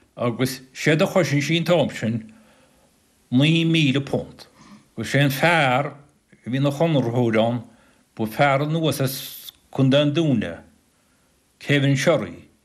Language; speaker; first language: Irish; native; Irish